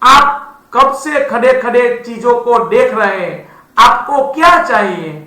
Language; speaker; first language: Hindi; non-native, local second language; Gujarati